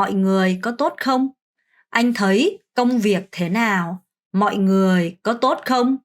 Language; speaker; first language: Vietnamese; non-native, fluent; Korean